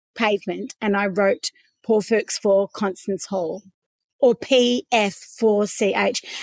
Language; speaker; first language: English; native; English